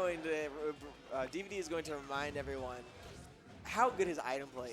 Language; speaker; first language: English; native; English